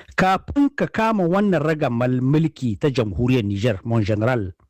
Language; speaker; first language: Hausa; native; Hausa